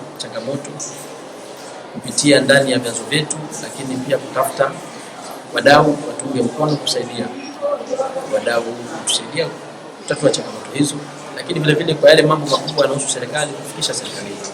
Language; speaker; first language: Swahili; native; Swahili